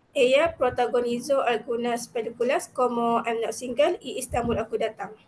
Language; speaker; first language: Spanish; non-native, learner; Malay